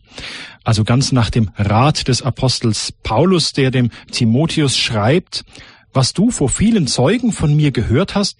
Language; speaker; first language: German; native; German